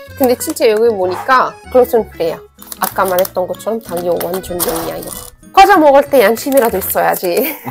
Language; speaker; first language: Korean; non-native, fluent; Arabic